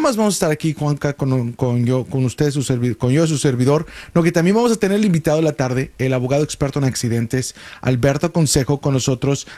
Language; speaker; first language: Spanish; early bilingual, heritage; Spanish